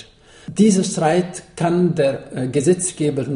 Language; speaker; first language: German; non-native, fluent; Arabic